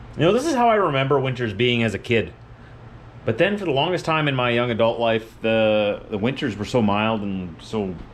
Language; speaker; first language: English; native; English